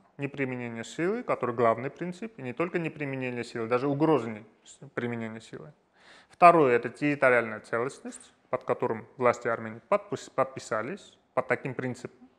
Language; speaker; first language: Russian; non-native, fluent; Armenian